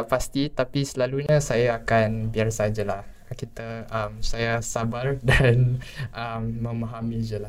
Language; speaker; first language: Malay; native; Malay